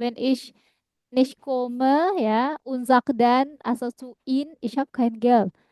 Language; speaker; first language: German; non-native, fluent; Indonesian